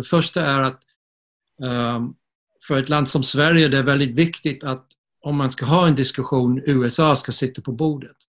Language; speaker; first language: Swedish; non-native, fluent; English